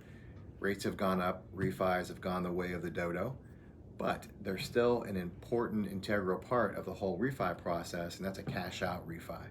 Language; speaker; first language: English; native; English